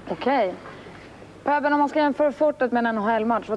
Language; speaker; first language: Swedish; native; Swedish